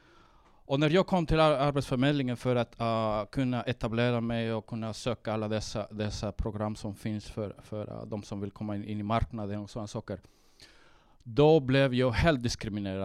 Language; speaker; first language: Swedish; early bilingual, heritage; Swedish